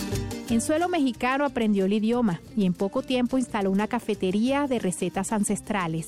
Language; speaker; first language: Spanish; native; Spanish